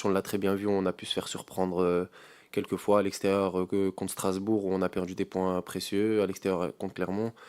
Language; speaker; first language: French; native; French